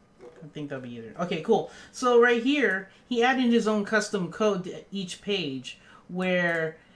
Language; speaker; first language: English; native; English